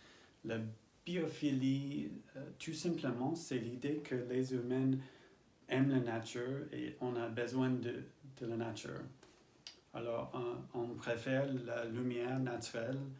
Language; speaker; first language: French; non-native, learner; English